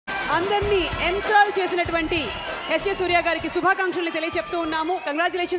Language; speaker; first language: Telugu; native; Telugu